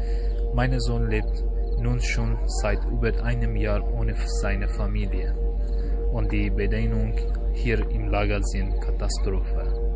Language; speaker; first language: German; non-native, learner; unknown